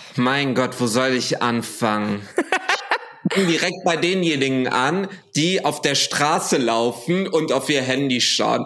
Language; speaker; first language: German; early bilingual, other home language; Arabic